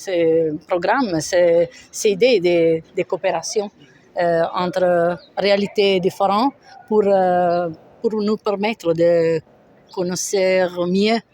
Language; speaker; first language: French; non-native, fluent; Italian